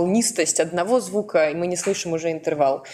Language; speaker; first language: Russian; native; Russian